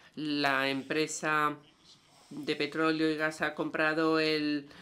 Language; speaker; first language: Spanish; non-native, fluent; Danish